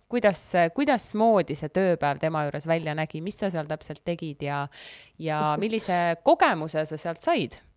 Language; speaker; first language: Estonian; native; Estonian